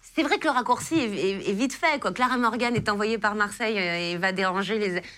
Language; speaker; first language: French; native; French